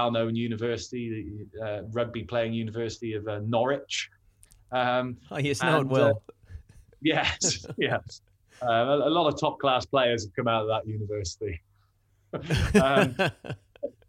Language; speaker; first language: English; native; English